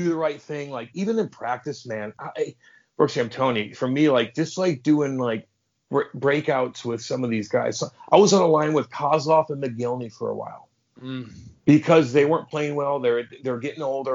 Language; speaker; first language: English; native; English